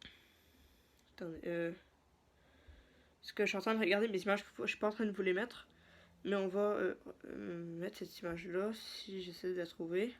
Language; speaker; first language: French; native; French